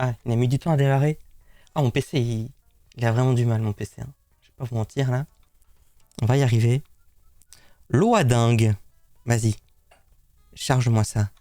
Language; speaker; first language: French; native; French